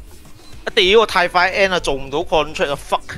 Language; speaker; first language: Chinese; native; Chinese